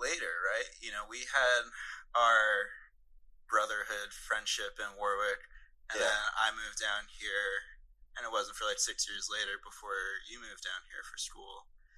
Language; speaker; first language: English; native; English